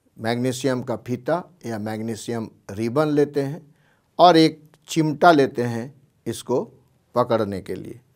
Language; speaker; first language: Hindi; native; Hindi